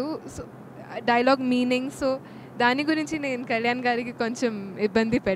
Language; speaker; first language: Telugu; non-native, fluent; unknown